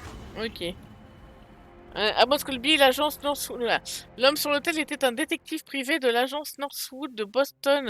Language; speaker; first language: French; native; French